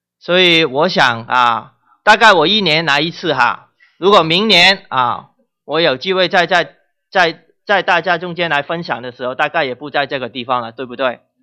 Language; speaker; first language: Chinese; non-native, local second language; Cantonese